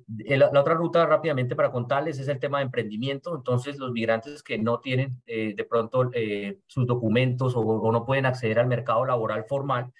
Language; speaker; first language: Spanish; native; Spanish